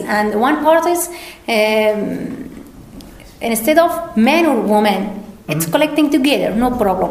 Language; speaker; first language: English; non-native, learner; Persian